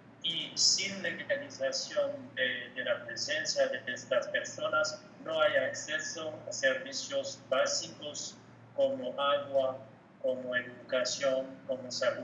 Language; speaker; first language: Spanish; non-native, fluent; French